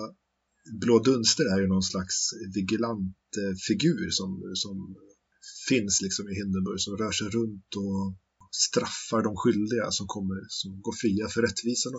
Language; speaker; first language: Swedish; native; Swedish